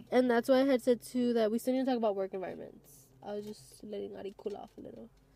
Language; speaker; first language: English; early bilingual, other home language; Spanish